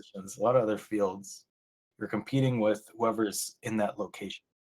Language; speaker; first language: English; native; English